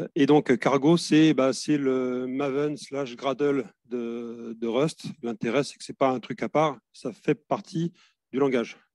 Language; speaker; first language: French; native; French